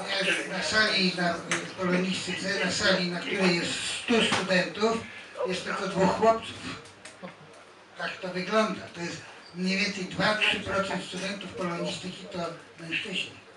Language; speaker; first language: Polish; native; Polish